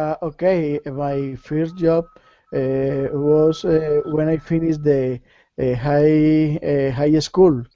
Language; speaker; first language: English; non-native, learner; Spanish